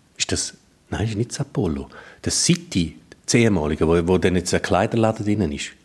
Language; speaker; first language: German; native; German